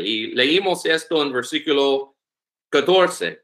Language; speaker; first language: Spanish; non-native, learner; English